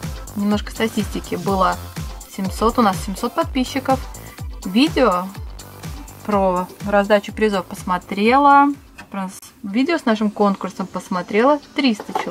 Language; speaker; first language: Russian; native; Russian